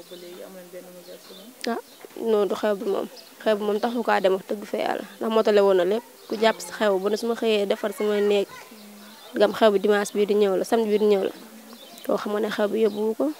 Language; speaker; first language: Wolof; native; Wolof